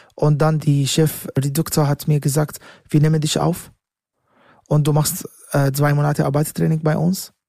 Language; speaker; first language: German; non-native, fluent; Arabic